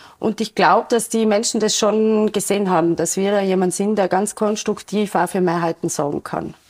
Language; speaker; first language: German; native; German